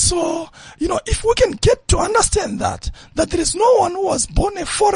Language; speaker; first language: English; non-native, local second language; Shona